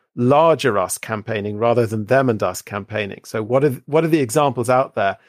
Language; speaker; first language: English; native; English